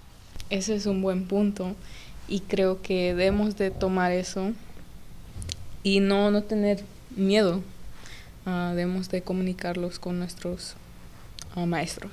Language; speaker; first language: Spanish; early bilingual, heritage; English